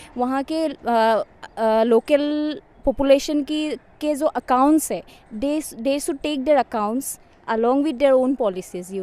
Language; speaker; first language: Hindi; non-native, local second language; Assamese